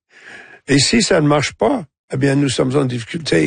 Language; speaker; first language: French; non-native, local second language; English